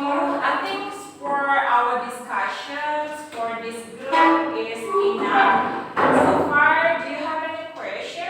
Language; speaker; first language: English; non-native, fluent; Indonesian